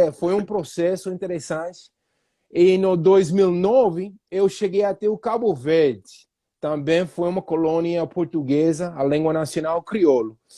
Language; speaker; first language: Portuguese; non-native, fluent; English